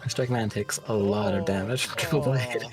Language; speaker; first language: English; native; English